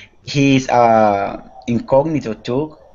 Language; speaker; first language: English; non-native, learner; Spanish